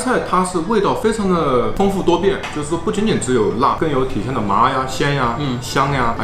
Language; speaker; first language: Chinese; native; Chinese